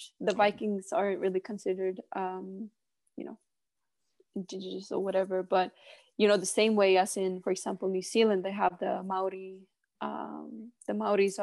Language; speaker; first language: English; non-native, fluent; Swedish